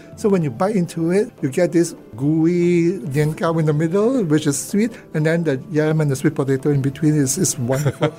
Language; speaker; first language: English; non-native, local second language; Cantonese